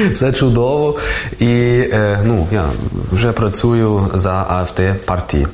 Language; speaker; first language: Ukrainian; non-native, learner; German